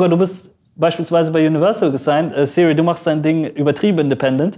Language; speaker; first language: German; early bilingual, other home language; Persian